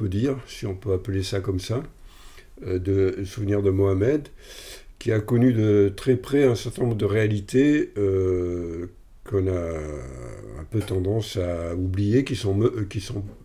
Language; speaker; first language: French; native; French